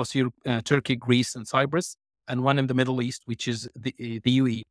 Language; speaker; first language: English; non-native, fluent; Arabic